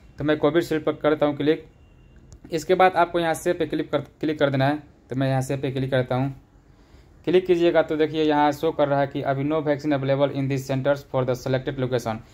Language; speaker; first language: Hindi; native; Hindi